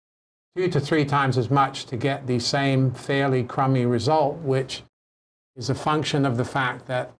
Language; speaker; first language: English; native; English